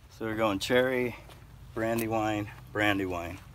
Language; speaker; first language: English; native; English